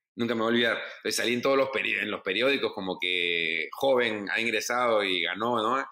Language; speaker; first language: Spanish; native; Spanish